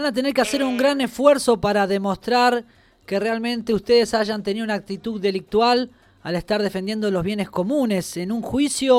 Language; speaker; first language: Spanish; native; Spanish